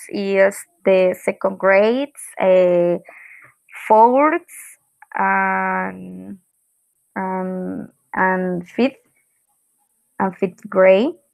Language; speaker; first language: English; non-native, learner; Spanish